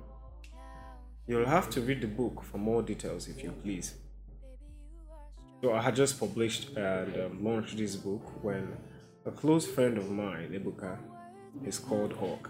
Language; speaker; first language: English; non-native, local second language; Igbo